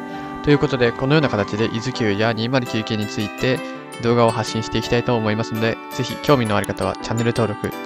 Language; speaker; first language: Japanese; native; Japanese